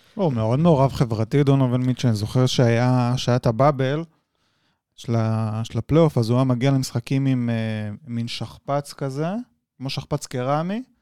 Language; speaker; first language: Hebrew; early bilingual, other home language; Spanish